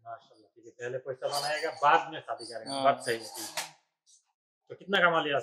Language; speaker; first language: Hindi; non-native, learner; Bangla